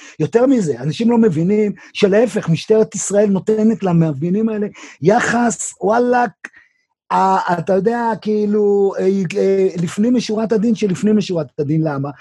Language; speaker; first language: Hebrew; native; Hebrew